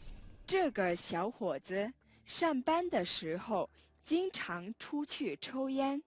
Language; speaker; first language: Chinese; non-native, fluent; Mongolian